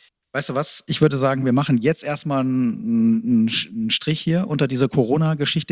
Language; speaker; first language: German; native; German